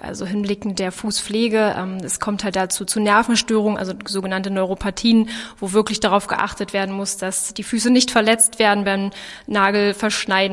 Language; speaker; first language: German; native; German